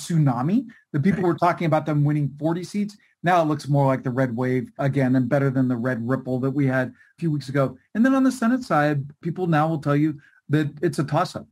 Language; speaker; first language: English; native; English